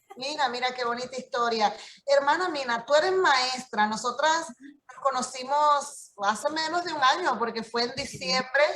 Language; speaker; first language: Spanish; native; Spanish